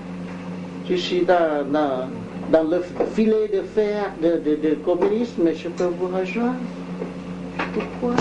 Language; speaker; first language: French; non-native, local second language; Vietnamese